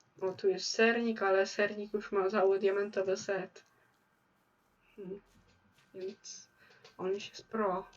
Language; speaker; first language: Polish; native; Polish